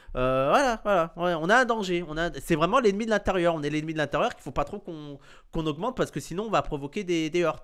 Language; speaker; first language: French; native; French